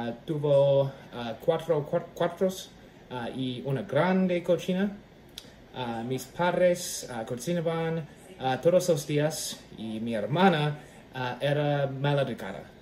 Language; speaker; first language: Spanish; non-native, learner; English